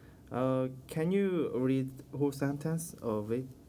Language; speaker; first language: English; non-native, learner; Korean